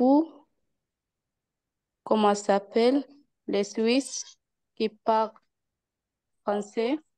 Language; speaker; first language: French; non-native, learner; Spanish